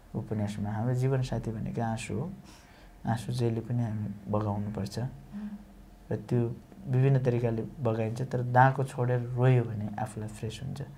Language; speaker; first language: Nepali; non-native, local second language; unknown